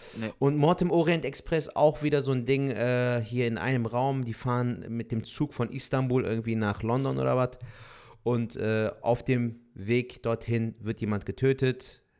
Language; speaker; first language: German; early bilingual, other home language; Turkish